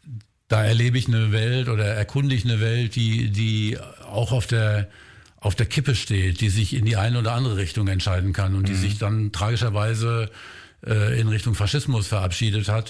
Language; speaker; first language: German; native; German